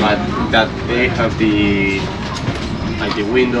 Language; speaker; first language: English; non-native, fluent; Spanish